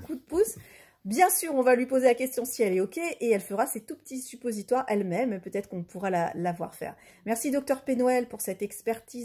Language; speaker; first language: French; native; French